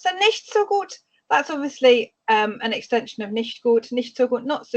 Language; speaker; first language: German; non-native, fluent; English